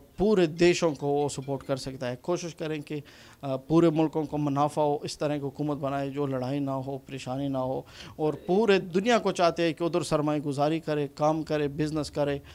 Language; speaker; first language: Urdu; non-native, fluent; Punjabi